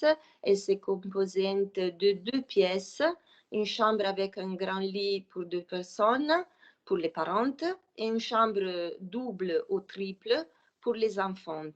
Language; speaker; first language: French; non-native, fluent; Italian